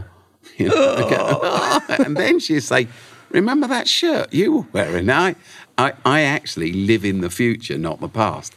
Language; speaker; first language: English; native; English